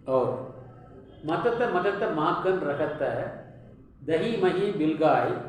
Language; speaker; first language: Hindi; non-native, local second language; Tamil